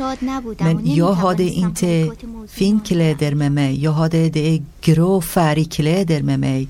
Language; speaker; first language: Swedish; non-native, learner; Persian